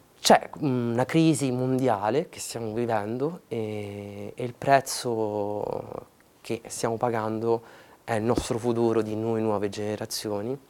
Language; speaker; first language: Italian; early bilingual, other home language; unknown